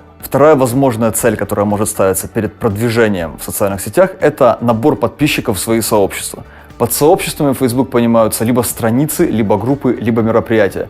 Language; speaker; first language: Russian; native; Russian